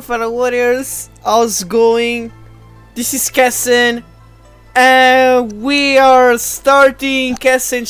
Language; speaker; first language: English; non-native, fluent; Italian